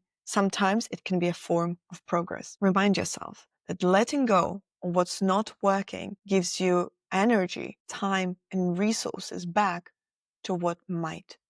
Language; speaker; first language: English; non-native, fluent; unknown